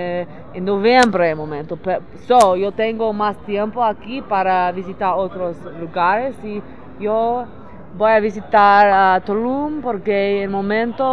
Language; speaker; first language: Spanish; non-native, learner; English